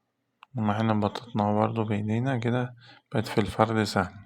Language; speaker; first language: Arabic; native; Arabic